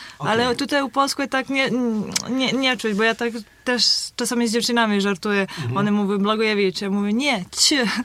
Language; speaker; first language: Polish; non-native, fluent; Serbian